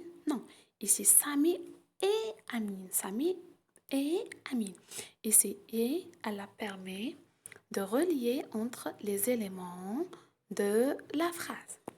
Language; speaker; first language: French; non-native, local second language; Arabic